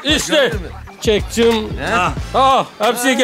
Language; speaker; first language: Turkish; non-native, learner; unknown